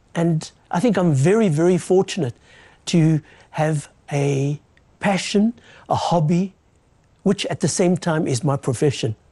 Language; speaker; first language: English; native; English